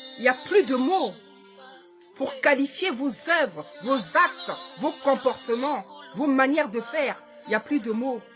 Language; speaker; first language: French; non-native, local second language; Lingala